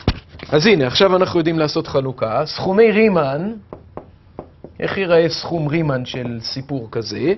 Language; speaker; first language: Hebrew; native; Hebrew